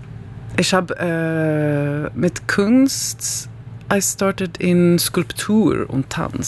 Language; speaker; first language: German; non-native, learner; Swedish